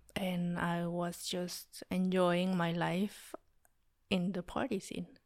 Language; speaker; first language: English; non-native, fluent; Spanish